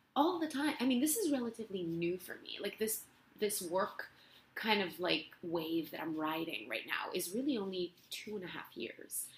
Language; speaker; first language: English; non-native, fluent; Spanish